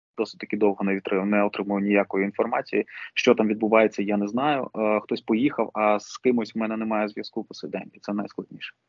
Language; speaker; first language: Ukrainian; non-native, local second language; Russian